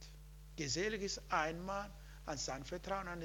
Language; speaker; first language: German; non-native, learner; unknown